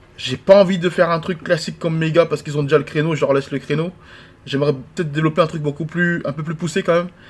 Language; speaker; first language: French; native; French